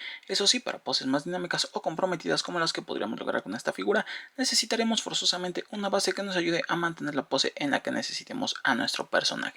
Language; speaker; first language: Spanish; native; Spanish